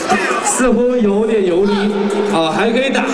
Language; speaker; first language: Chinese; native; Chinese